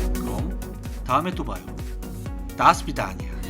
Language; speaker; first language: Korean; native; Korean